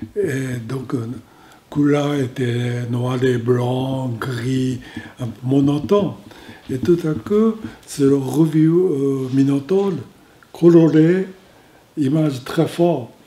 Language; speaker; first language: French; non-native, fluent; Japanese